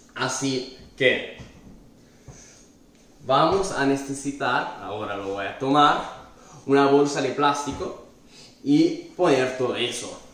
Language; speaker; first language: Spanish; non-native, fluent; Italian